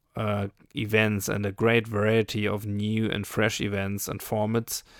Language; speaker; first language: English; non-native, fluent; German